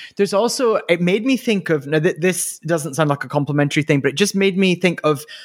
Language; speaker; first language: English; native; English